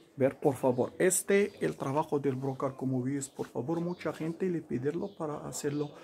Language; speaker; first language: Spanish; non-native, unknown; Arabic